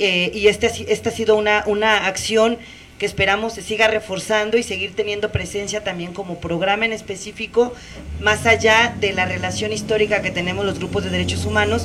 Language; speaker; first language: Spanish; native; Spanish